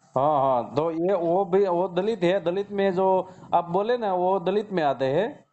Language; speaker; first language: Hindi; non-native, local second language; Gujarati